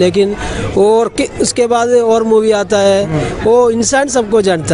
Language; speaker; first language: Hindi; non-native, local second language; Malayalam